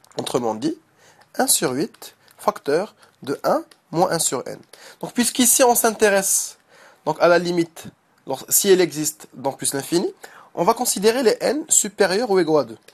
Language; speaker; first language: French; non-native, local second language; Arabic